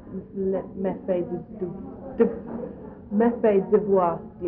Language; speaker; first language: French; non-native, learner; English